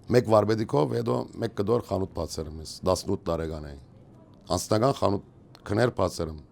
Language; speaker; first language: Armenian; early bilingual, heritage; Armenian